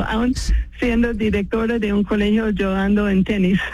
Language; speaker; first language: Spanish; non-native, fluent; English